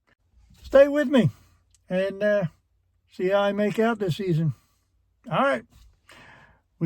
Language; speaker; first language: English; native; English